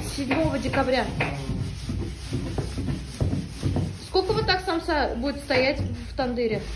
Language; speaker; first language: Russian; native; Russian